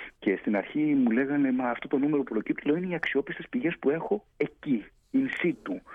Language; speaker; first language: Greek; native; Greek